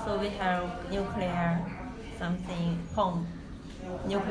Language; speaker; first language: English; non-native, learner; Chinese